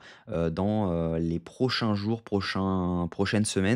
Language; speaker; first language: French; native; French